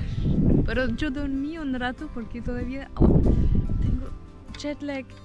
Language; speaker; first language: Spanish; non-native, fluent; German